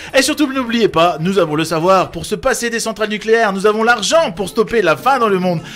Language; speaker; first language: French; native; French